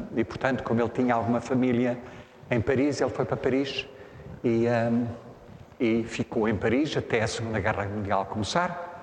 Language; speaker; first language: Portuguese; native; Portuguese